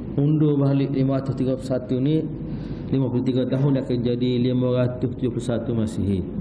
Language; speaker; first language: Malay; native; Malay